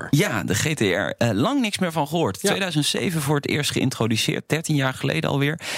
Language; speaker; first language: Dutch; native; Dutch